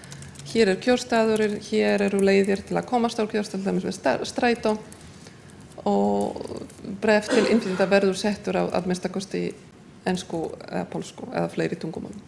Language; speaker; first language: Icelandic; non-native, fluent; Polish